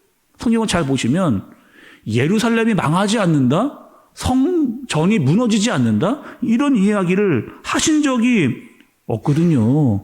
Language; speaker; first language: Korean; native; Korean